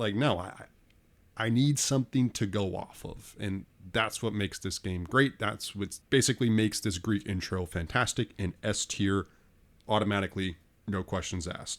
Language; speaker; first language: English; native; English